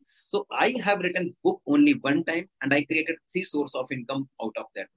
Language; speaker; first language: English; non-native, local second language; Hindi